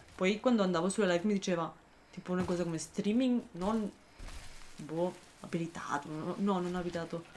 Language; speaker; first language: Italian; non-native, fluent; German